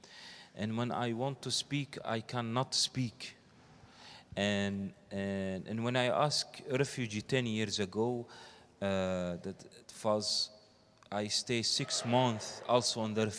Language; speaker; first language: English; non-native, learner; Arabic